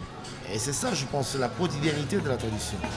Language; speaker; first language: French; non-native, learner; Italian